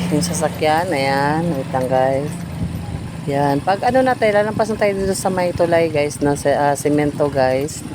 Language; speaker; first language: Filipino; native; Filipino